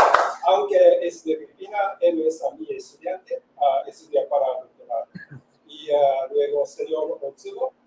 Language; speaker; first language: Spanish; non-native, learner; Japanese